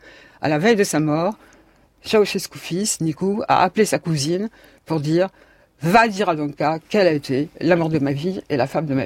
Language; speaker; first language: French; native; French